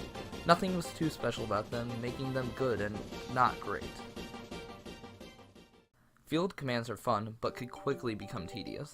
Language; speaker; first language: English; native; English